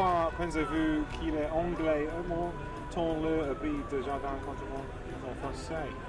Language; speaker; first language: French; non-native, learner; English